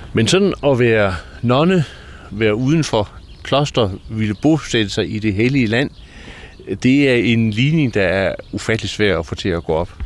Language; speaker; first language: Danish; native; Danish